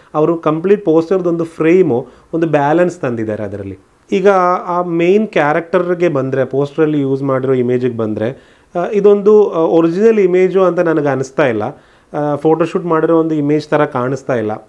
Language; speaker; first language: Kannada; non-native, local second language; Malayalam